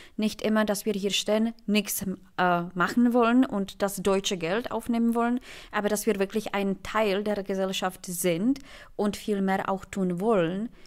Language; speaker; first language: German; non-native, fluent; Czech